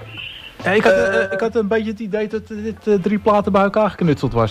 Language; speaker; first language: Dutch; native; Dutch